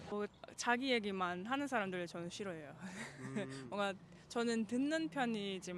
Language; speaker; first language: Korean; non-native, fluent; Georgian